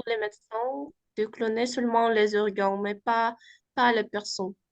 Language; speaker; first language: French; non-native, fluent; Uzbek